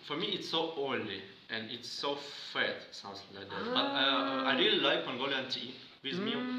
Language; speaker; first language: English; non-native, fluent; Russian